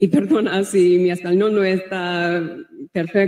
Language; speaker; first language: Spanish; non-native, learner; English